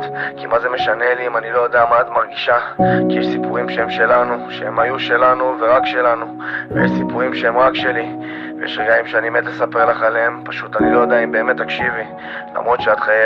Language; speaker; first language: Hebrew; native; Hebrew